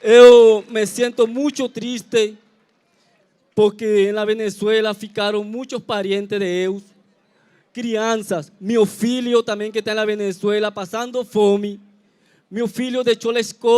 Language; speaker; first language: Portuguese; non-native, learner; Spanish